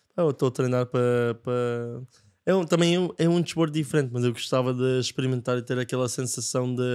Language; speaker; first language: Portuguese; non-native, fluent; English